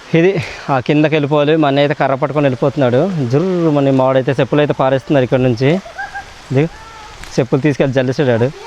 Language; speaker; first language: Telugu; non-native, local second language; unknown